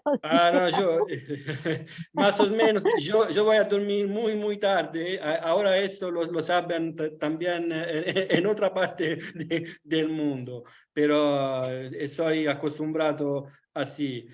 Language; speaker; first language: Spanish; non-native, learner; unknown